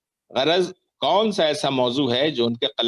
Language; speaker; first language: Urdu; native; Urdu